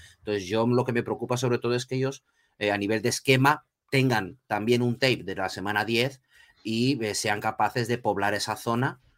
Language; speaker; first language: Spanish; early bilingual, other home language; Portuguese